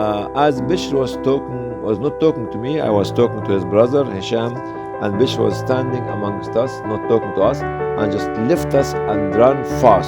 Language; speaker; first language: English; non-native, fluent; Arabic